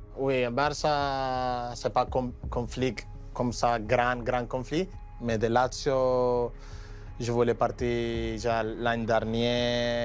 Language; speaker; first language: French; non-native, fluent; Spanish